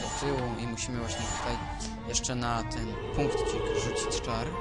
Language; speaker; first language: Polish; native; Polish